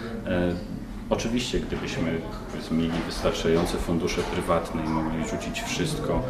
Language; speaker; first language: Polish; native; Polish